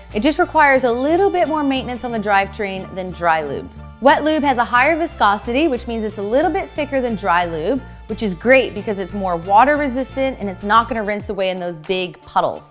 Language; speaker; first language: English; native; English